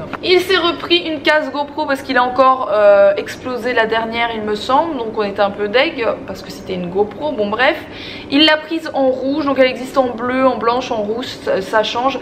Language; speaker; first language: French; native; French